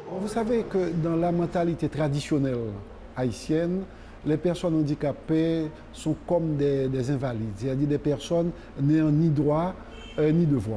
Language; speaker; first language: French; non-native, local second language; Haitian Creole